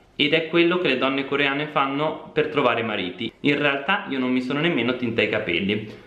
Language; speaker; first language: Italian; native; Italian